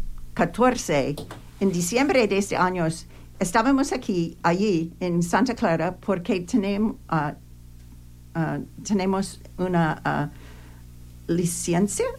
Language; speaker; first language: Spanish; non-native, learner; English